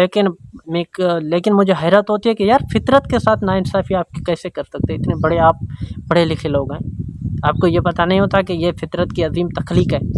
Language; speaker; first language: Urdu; non-native, local second language; Sindhi